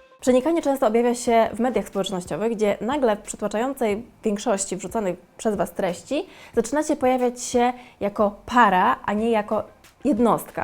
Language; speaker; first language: Polish; native; Polish